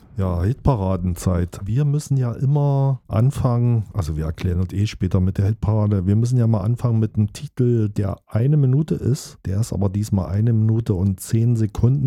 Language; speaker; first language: German; native; German